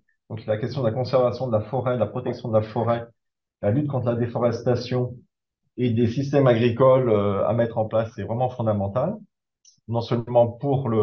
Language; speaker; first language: French; native; French